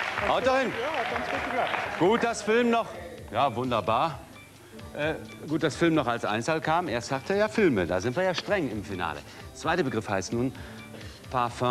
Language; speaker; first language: German; native; German